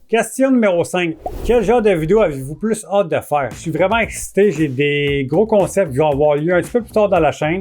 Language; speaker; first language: French; native; French